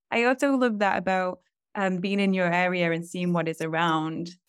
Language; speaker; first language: English; native; English